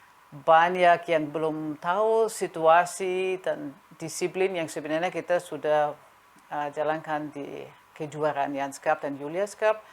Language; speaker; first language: Indonesian; non-native, fluent; German